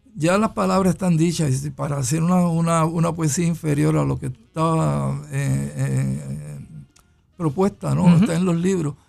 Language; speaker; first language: Spanish; native; Spanish